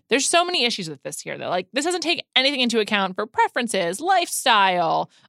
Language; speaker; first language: English; native; English